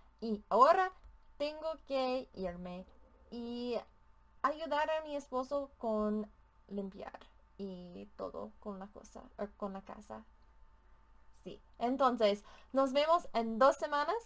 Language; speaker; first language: Spanish; non-native, learner; English